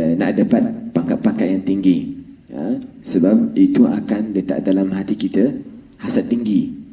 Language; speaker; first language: Malay; non-native, fluent; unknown